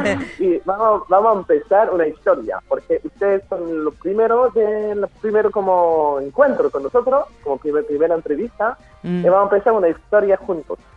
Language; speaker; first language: Spanish; non-native, fluent; French